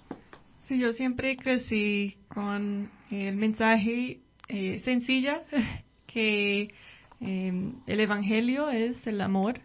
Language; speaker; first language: Spanish; non-native, fluent; English